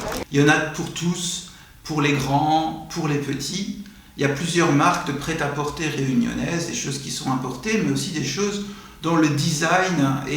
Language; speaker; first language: French; native; French